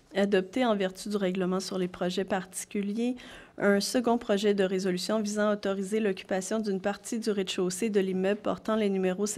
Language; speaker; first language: French; native; French